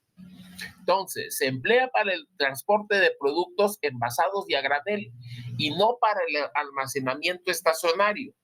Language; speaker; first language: Spanish; native; Spanish